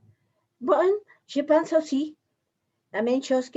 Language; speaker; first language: French; non-native, learner; Spanish